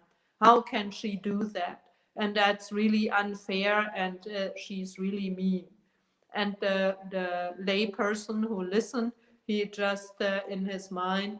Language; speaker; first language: English; non-native, fluent; German